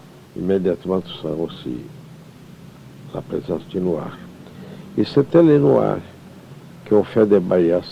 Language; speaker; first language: French; non-native, fluent; Portuguese